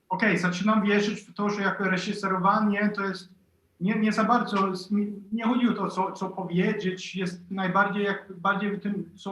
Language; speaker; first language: Polish; non-native, fluent; Swedish